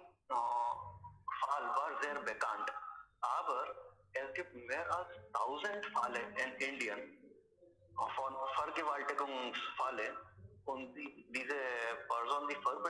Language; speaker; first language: German; non-native, learner; Hindi